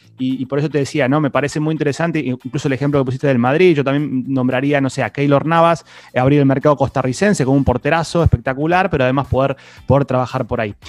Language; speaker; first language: Spanish; native; Spanish